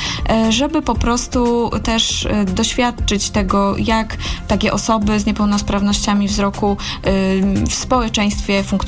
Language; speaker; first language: Polish; native; Polish